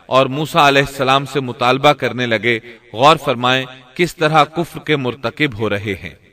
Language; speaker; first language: Urdu; native; Urdu